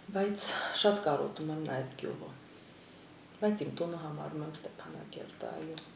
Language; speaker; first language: Armenian; native; Armenian